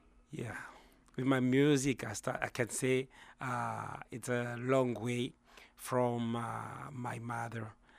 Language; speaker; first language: English; non-native, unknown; Lingala